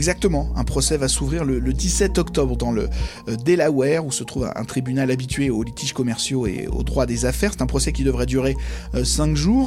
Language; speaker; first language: French; native; French